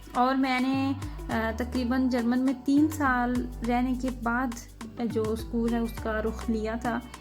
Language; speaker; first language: Urdu; native; Urdu